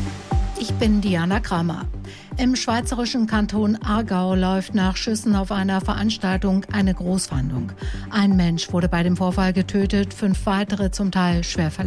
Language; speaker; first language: German; native; German